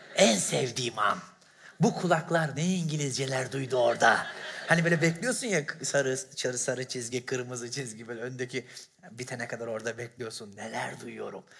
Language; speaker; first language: Turkish; native; Turkish